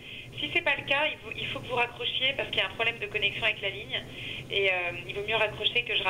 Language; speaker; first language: French; native; French